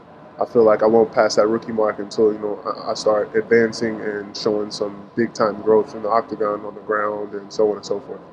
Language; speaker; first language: English; native; English